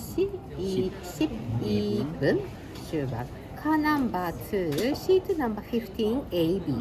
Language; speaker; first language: Korean; non-native, learner; Japanese